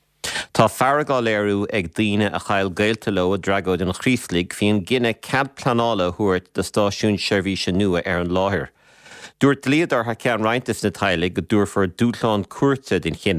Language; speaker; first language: Irish; native; Irish